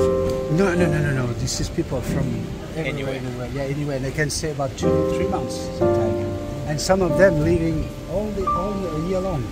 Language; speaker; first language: English; non-native, fluent; French